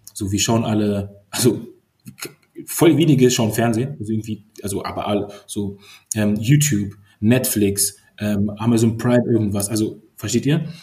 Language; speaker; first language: German; early bilingual, other home language; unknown